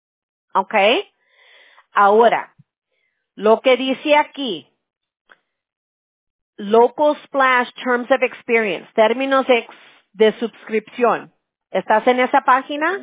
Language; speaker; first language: Spanish; early bilingual, heritage; English